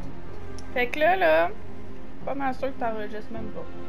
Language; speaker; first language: French; native; French